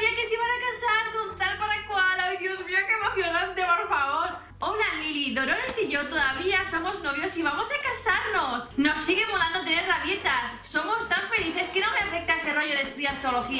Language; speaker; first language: Spanish; native; Spanish